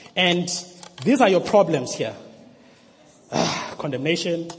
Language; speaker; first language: English; non-native, local second language; Xhosa